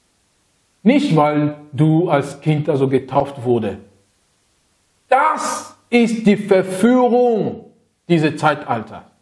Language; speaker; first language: German; non-native, fluent; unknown